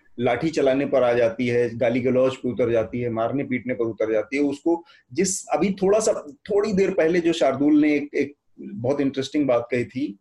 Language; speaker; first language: Hindi; native; Hindi